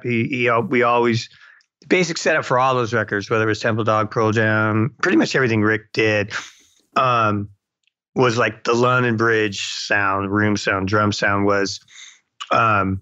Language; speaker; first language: English; native; English